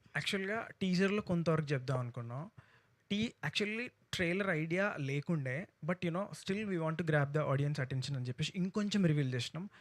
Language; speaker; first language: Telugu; native; Telugu